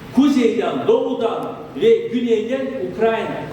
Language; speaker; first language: Turkish; non-native, fluent; Romanian